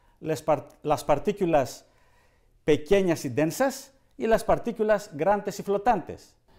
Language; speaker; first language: Spanish; non-native, learner; Greek